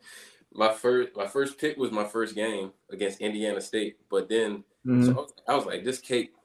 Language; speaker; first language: English; native; English